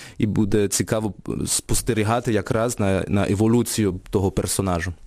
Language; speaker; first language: Ukrainian; early bilingual, heritage; French